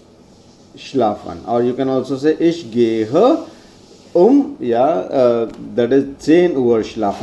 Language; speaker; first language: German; non-native, fluent; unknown